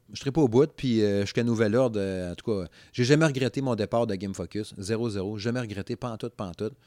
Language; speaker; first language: French; native; French